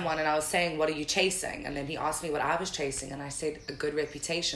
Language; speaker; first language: English; native; English